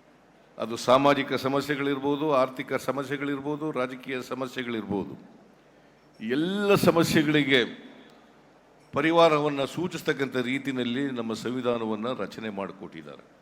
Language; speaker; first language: Kannada; native; Kannada